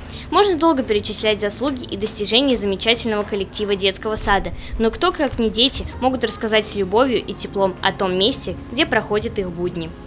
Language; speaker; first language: Russian; native; Russian